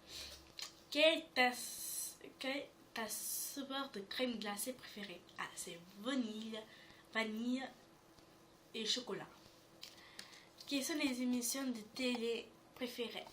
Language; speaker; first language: French; native; French